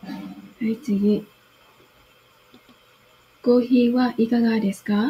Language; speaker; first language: Japanese; non-native, fluent; Vietnamese